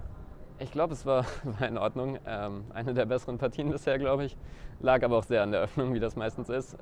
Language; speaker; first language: German; native; German